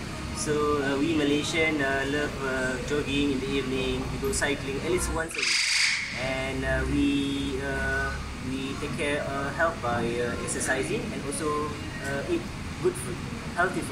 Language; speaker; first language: English; non-native, local second language; Malay